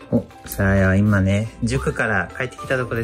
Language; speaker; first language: Japanese; native; Japanese